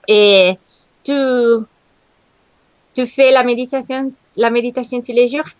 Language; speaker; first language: French; non-native, learner; Italian